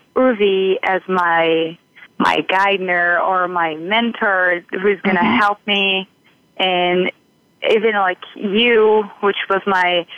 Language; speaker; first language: English; non-native, fluent; Portuguese